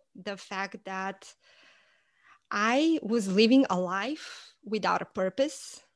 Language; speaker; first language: English; non-native, fluent; Portuguese